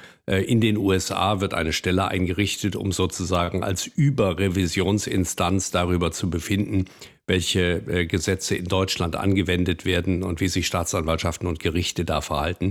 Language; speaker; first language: German; native; German